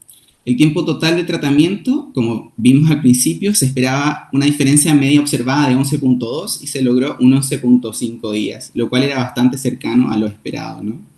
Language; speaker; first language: Spanish; native; Spanish